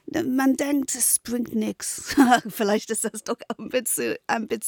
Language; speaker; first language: German; non-native, fluent; English